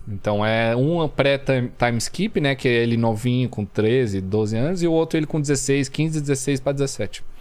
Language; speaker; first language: Portuguese; early bilingual, other home language; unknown